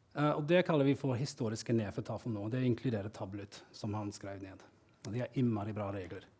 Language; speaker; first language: Norwegian; non-native, fluent; English